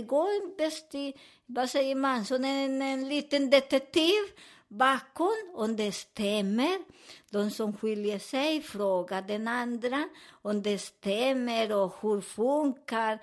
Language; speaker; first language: Swedish; non-native, fluent; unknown